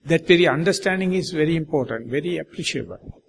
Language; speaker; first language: English; non-native, local second language; Sinhala